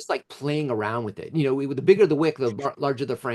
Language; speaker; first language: English; native; English